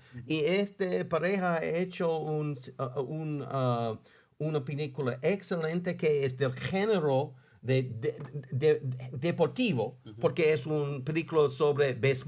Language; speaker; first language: Spanish; non-native, fluent; English